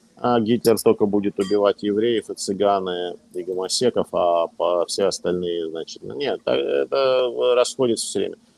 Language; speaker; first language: Russian; native; Russian